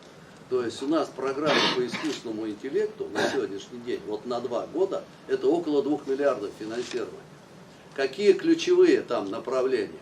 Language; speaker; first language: Russian; native; Russian